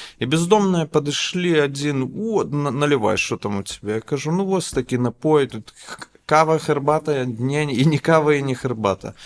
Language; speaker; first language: Belarusian; native; Belarusian